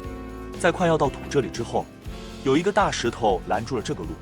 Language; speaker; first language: Chinese; native; Chinese